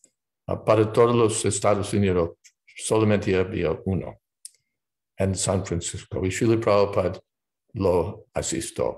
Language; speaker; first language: Spanish; non-native, fluent; English